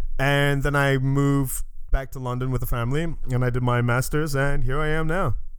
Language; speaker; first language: English; native; English